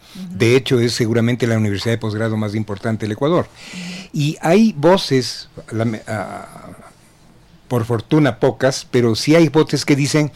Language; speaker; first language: Spanish; native; Spanish